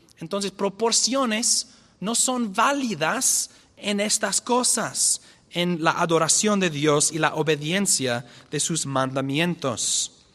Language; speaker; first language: Spanish; non-native, fluent; English